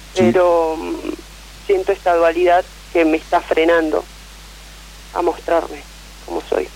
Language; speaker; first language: Spanish; native; Spanish